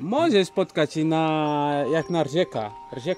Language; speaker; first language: Polish; non-native, learner; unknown